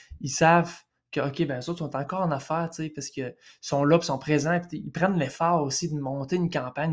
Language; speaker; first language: French; native; French